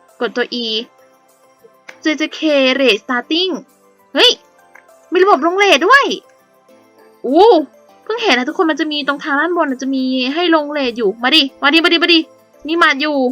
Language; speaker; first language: Thai; native; Thai